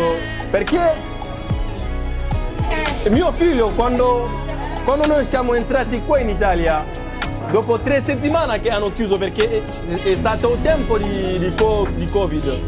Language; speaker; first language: Italian; non-native, fluent; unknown